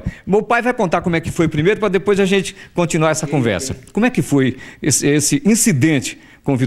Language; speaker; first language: Portuguese; native; Portuguese